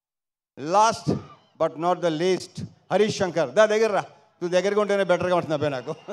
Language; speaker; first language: Telugu; native; Telugu